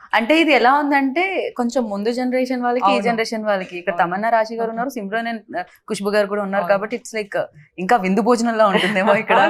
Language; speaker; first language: Telugu; native; Telugu